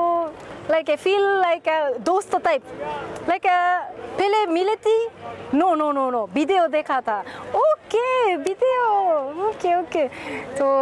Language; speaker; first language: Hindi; non-native, learner; Japanese